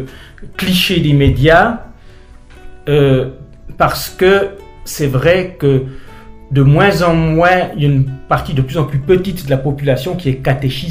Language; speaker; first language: French; native; French